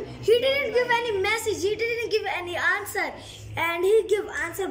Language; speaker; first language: English; non-native, learner; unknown